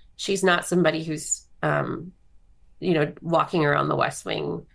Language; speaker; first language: English; native; English